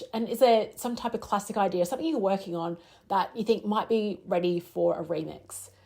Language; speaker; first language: English; native; English